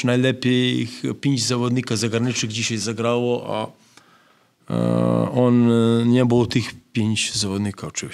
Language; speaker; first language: Polish; non-native, fluent; Serbian